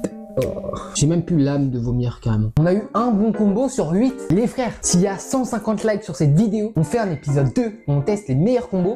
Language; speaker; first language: French; native; French